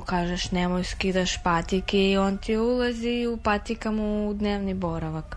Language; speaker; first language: Serbian; non-native, fluent; Russian